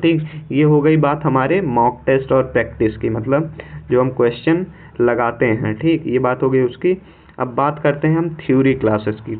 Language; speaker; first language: Hindi; native; Hindi